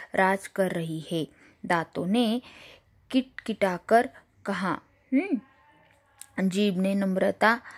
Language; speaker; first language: Hindi; non-native, local second language; Marathi